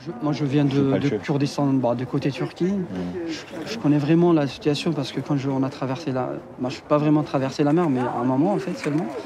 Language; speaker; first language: French; non-native, fluent; Kurdish